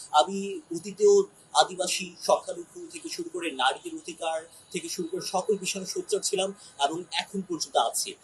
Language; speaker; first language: Bangla; non-native, local second language; Chakma